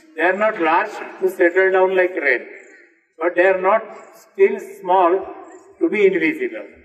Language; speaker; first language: English; non-native, local second language; Marathi